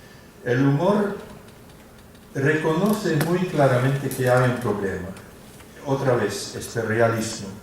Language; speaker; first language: Spanish; non-native, fluent; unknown